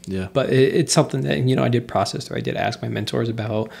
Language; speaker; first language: English; native; English